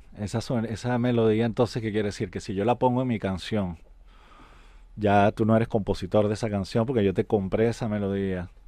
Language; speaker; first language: Spanish; native; Spanish